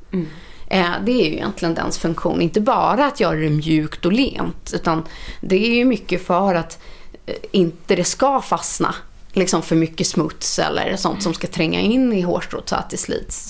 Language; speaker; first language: Swedish; native; Swedish